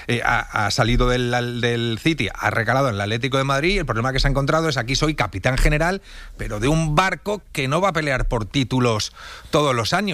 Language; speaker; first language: Spanish; native; Spanish